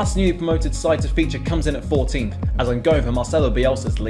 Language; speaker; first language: English; native; English